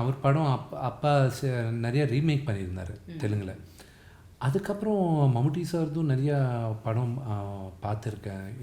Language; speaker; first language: Tamil; non-native, local second language; Telugu